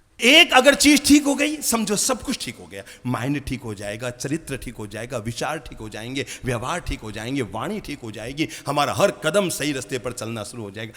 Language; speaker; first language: Hindi; native; Hindi